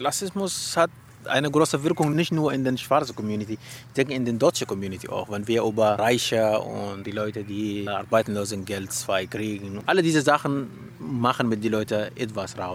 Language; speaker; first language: German; non-native, learner; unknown